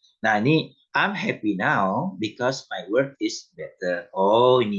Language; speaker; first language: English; non-native, fluent; Indonesian